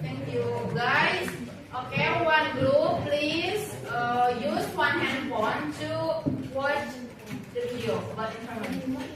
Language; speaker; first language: English; non-native, learner; Indonesian